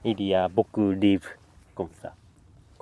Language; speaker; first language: French; non-native, learner; Japanese